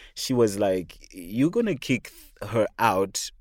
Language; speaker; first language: English; non-native, local second language; Shona